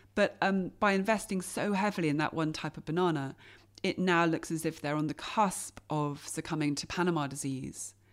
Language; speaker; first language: English; native; English